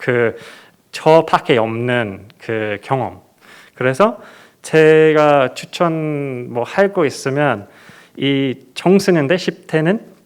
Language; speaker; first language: Korean; non-native, fluent; English